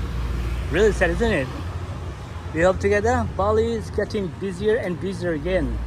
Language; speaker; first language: English; non-native, learner; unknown